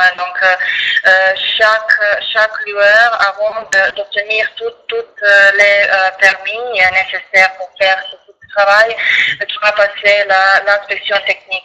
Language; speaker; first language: French; non-native, fluent; Croatian